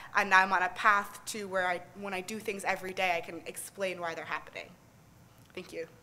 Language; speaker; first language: English; native; English